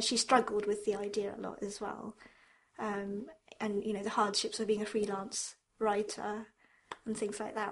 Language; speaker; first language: English; early bilingual, other home language; Japanese